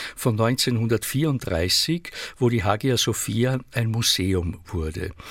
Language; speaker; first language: German; native; German